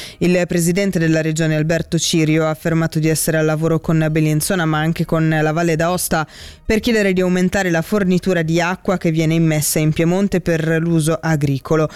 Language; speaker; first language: Italian; native; Italian